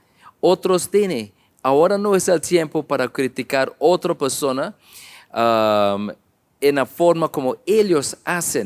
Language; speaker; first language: Spanish; non-native, learner; English